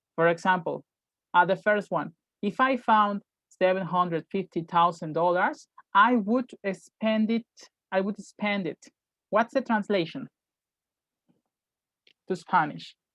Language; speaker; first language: English; non-native, fluent; Spanish